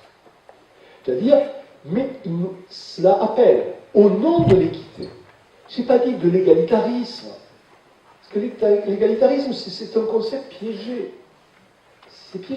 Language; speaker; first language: French; native; French